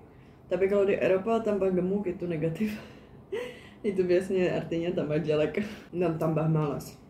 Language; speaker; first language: Indonesian; non-native, fluent; Czech